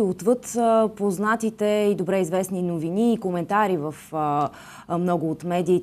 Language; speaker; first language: Bulgarian; native; Bulgarian